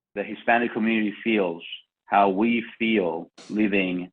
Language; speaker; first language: English; non-native, fluent; Spanish